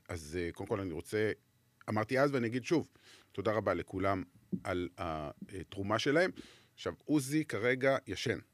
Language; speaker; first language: Hebrew; native; Hebrew